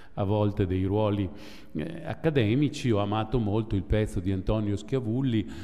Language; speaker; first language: Italian; native; Italian